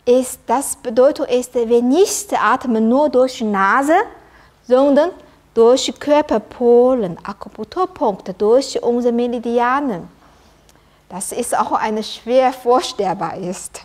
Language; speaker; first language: German; non-native, learner; Chinese